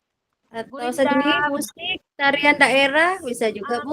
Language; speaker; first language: Malay; native; Malay